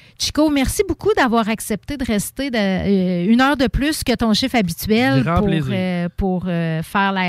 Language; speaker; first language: French; native; French